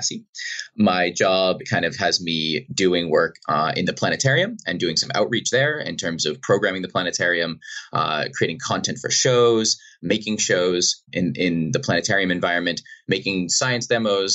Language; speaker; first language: English; native; English